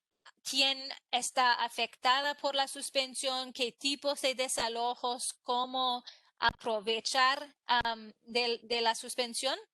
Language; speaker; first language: Spanish; non-native, fluent; English